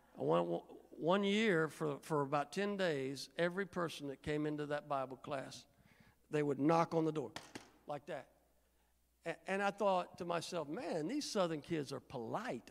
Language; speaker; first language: English; native; English